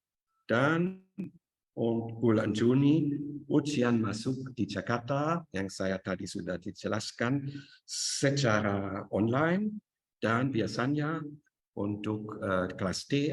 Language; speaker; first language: Indonesian; non-native, fluent; German